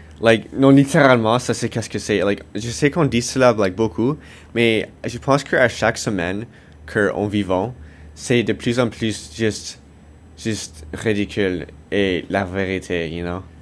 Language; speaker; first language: French; non-native, fluent; English